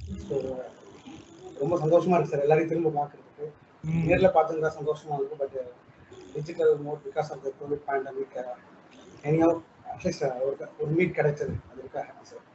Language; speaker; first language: Tamil; native; Tamil